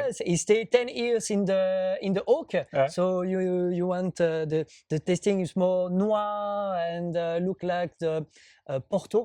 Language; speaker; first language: English; non-native, learner; French